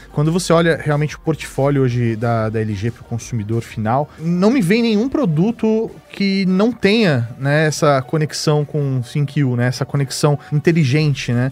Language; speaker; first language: Portuguese; native; Portuguese